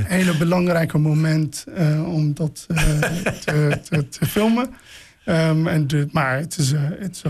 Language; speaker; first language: Dutch; non-native, fluent; English